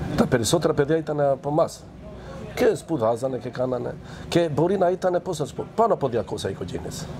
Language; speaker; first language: Greek; non-native, fluent; Albanian